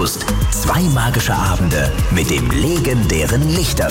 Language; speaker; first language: German; native; German